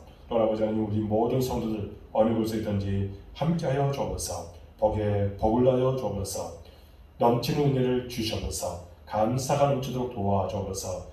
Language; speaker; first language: Korean; native; Korean